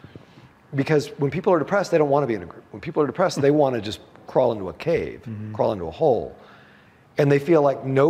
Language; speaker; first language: English; native; English